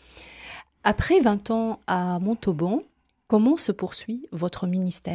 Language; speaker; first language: French; native; French